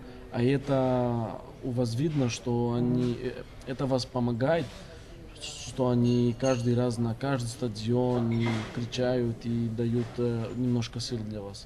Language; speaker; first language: Russian; non-native, learner; Greek